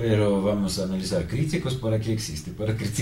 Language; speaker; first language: Spanish; non-native, learner; Russian